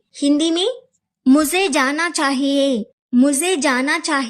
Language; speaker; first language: Hindi; non-native, local second language; Telugu